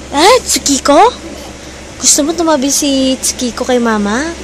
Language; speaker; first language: Filipino; native; Filipino